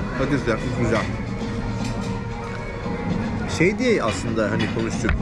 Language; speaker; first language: Turkish; native; Turkish